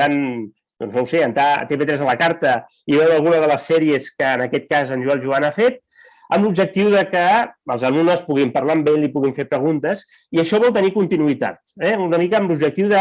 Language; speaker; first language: Catalan; native; Catalan